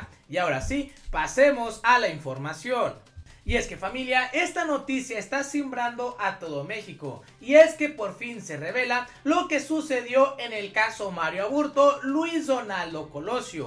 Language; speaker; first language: Spanish; native; Spanish